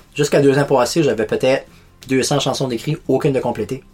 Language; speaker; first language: French; native; French